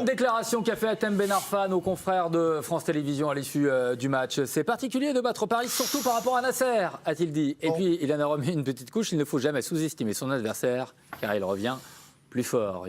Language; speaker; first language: French; native; French